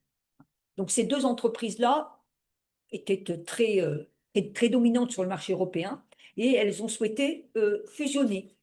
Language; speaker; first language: French; native; French